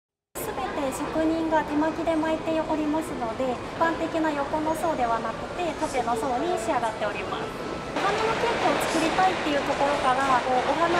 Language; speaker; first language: Japanese; native; Japanese